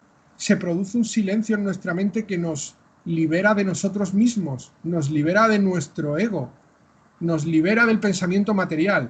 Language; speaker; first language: Spanish; native; Spanish